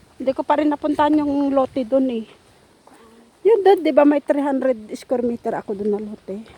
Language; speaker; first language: Filipino; native; Filipino